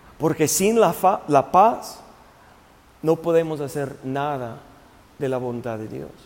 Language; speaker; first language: Spanish; non-native, fluent; English